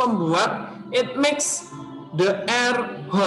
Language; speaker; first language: English; non-native, learner; Indonesian